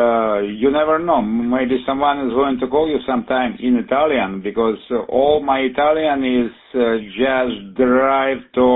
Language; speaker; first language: English; non-native, fluent; Russian